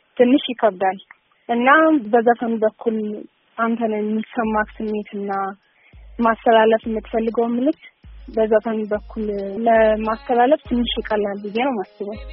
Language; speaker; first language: Amharic; non-native, local second language; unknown